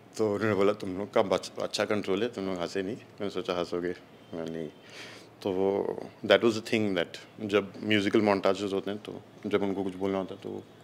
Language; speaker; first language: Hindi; native; Hindi